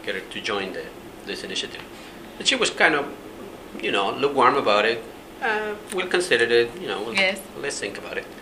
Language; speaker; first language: English; non-native, fluent; Spanish